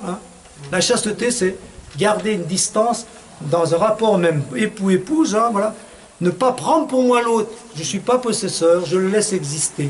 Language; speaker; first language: French; native; French